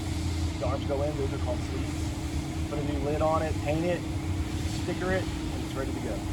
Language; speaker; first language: English; native; English